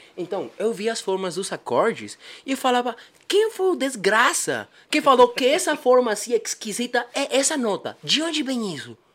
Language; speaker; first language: Portuguese; non-native, fluent; Spanish